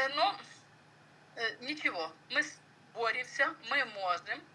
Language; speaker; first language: Russian; non-native, local second language; Ukrainian